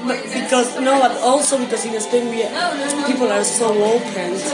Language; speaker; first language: English; non-native, fluent; Spanish